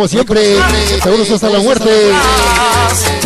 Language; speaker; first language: Spanish; native; Spanish